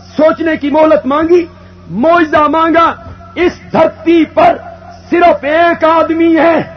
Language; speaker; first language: Urdu; non-native, local second language; Punjabi